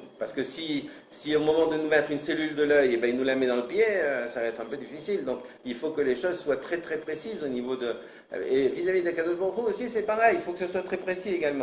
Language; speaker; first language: French; native; French